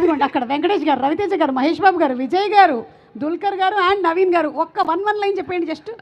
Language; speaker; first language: Telugu; native; Telugu